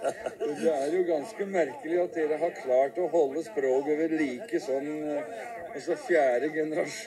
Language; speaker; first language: Norwegian; native; Norwegian